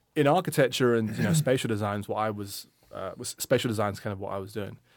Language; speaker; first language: English; native; English